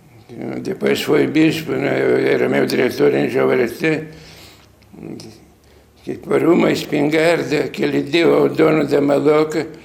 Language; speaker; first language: Portuguese; non-native, fluent; Lithuanian